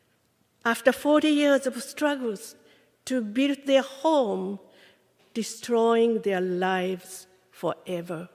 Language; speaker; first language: English; non-native, fluent; Japanese